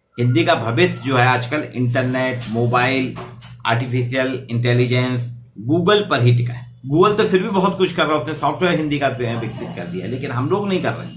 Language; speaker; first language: Hindi; native; Hindi